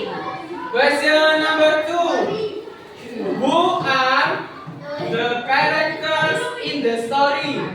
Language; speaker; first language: English; non-native, learner; Indonesian